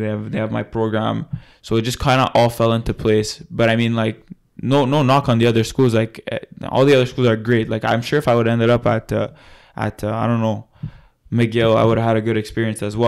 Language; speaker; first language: English; native; English